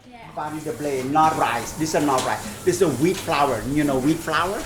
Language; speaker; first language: English; non-native, learner; Khmer